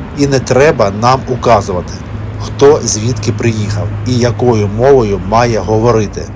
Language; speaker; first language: Ukrainian; non-native, local second language; Russian